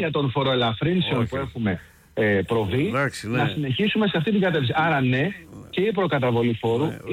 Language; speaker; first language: Greek; native; Greek